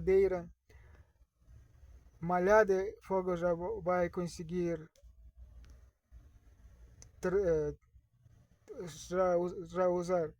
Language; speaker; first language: Portuguese; non-native, learner; Russian